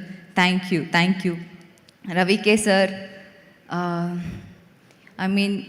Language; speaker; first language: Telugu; non-native, local second language; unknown